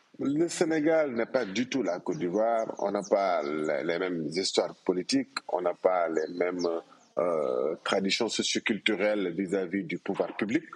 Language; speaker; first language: French; non-native, local second language; Wolof